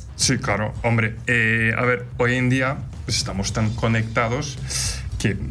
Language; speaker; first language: Spanish; non-native, fluent; Portuguese